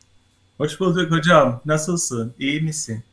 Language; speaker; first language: Turkish; non-native, learner; Persian